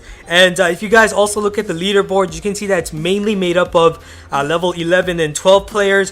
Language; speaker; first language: English; native; English